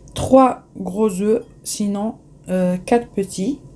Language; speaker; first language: French; non-native, local second language; Arabic